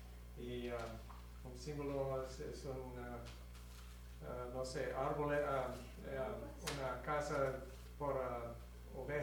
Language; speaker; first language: Spanish; non-native, learner; English